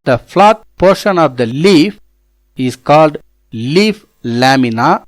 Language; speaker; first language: English; non-native, local second language; Tamil